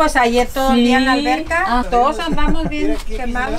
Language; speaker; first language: Spanish; native; Spanish